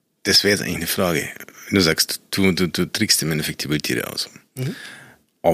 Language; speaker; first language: German; native; German